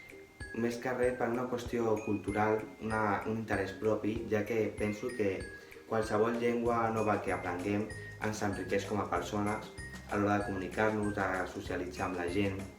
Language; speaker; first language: Catalan; non-native, local second language; Spanish